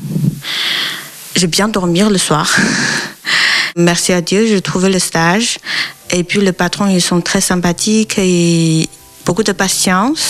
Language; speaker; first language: French; non-native, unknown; Chinese